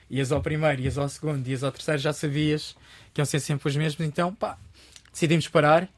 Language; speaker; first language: Portuguese; early bilingual, other home language; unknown